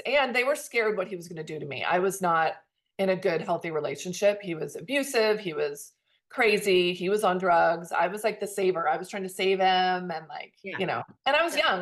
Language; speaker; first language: English; native; English